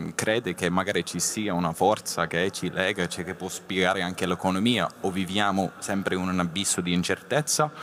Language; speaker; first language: Italian; non-native, fluent; English